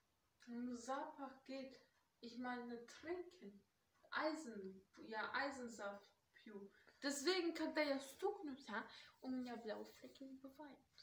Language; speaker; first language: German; early bilingual, other home language; Russian